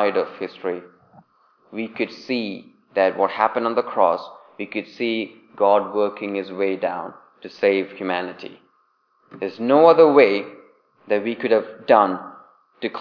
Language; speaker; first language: English; non-native, local second language; Malayalam